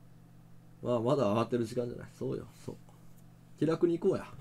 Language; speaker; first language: Japanese; native; Japanese